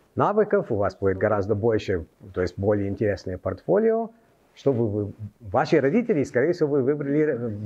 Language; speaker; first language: Russian; non-native, fluent; English